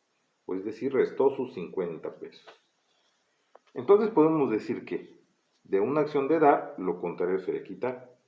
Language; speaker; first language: Spanish; native; Spanish